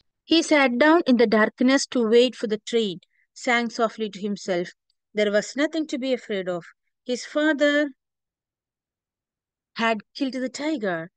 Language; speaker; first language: English; non-native, local second language; Malayalam